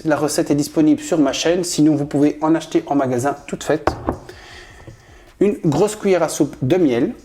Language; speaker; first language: French; native; French